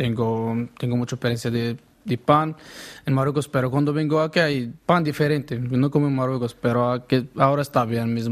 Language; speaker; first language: Spanish; non-native, learner; Arabic